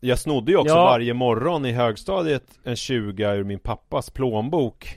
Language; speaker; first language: Swedish; native; Swedish